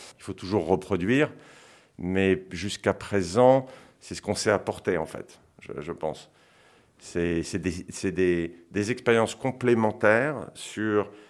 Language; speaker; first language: French; early bilingual, other home language; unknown